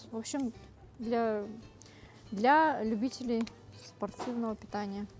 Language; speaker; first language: Russian; native; Russian